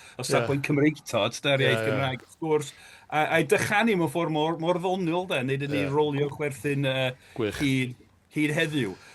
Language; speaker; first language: Welsh; native; Welsh